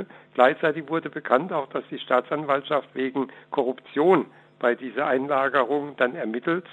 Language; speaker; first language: German; native; German